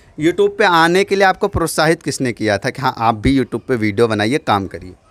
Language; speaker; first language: Hindi; native; Hindi